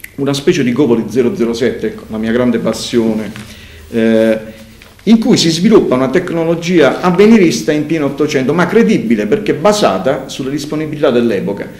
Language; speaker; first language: Italian; native; Italian